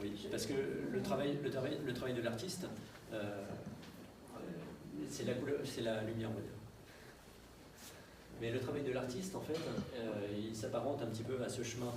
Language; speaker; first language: French; native; French